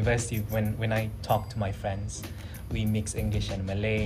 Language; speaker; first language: English; non-native, local second language; Malay